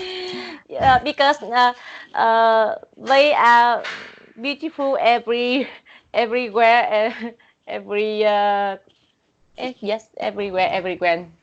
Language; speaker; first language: English; non-native, learner; Vietnamese